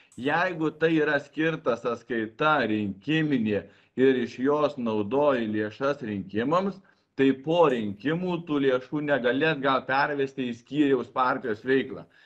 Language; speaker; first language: Lithuanian; native; Lithuanian